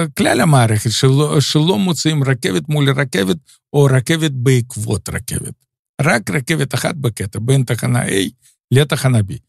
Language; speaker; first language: Hebrew; non-native, fluent; Russian